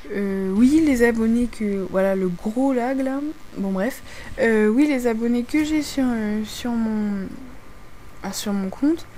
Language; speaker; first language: French; native; French